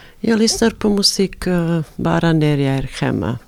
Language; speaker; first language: Swedish; non-native, learner; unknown